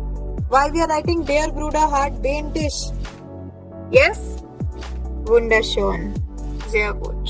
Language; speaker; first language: German; non-native, fluent; Hindi